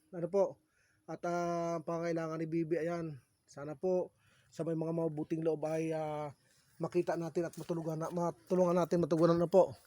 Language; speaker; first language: Filipino; native; Filipino